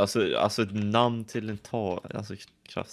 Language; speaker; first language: Swedish; native; Swedish